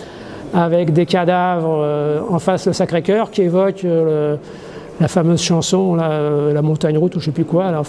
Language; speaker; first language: French; native; French